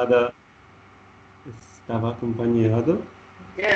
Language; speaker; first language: Portuguese; non-native, learner; Russian